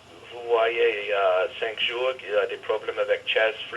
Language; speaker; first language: French; non-native, learner; English